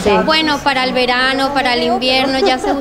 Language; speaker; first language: Spanish; native; Spanish